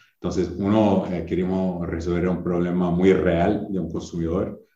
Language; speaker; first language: Spanish; non-native, fluent; English